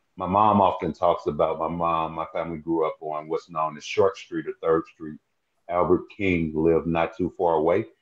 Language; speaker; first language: English; native; English